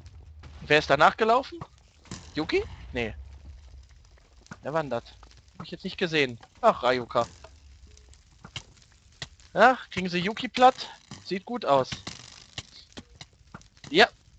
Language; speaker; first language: German; native; German